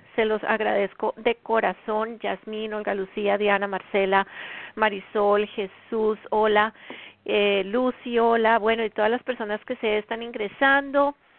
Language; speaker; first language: Spanish; native; Spanish